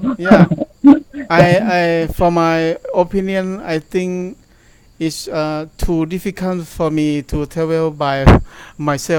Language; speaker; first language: English; non-native, learner; Thai